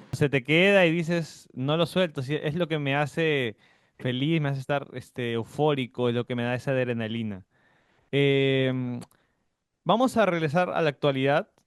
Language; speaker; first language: Spanish; native; Spanish